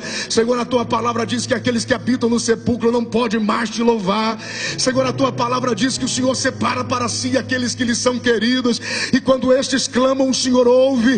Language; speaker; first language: Portuguese; native; Portuguese